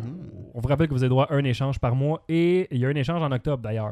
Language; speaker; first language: French; native; French